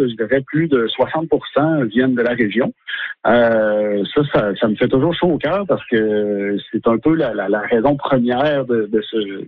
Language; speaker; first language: French; native; French